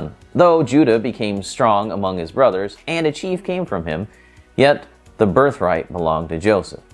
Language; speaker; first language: English; native; English